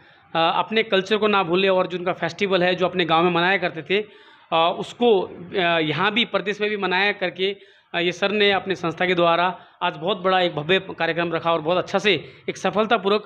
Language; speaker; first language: Hindi; native; Hindi